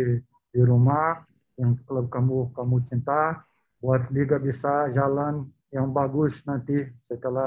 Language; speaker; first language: Indonesian; non-native, learner; Portuguese